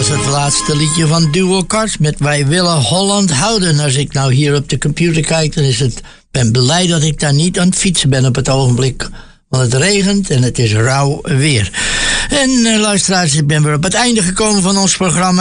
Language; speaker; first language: Dutch; native; Dutch